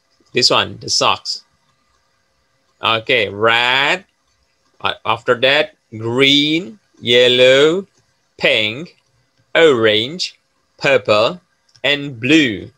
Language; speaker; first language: English; non-native, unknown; Indonesian